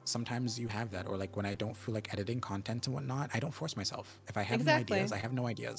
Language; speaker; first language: English; native; English